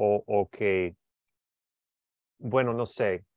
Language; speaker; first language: Spanish; non-native, learner; English